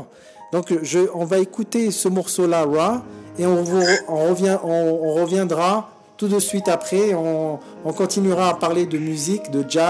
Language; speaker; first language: French; native; French